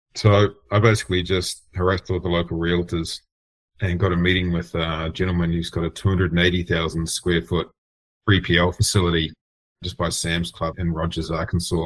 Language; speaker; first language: English; native; English